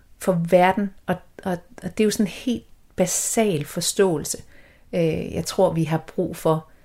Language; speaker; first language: Danish; native; Danish